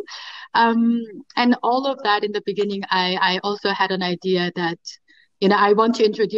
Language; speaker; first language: English; non-native, fluent; Korean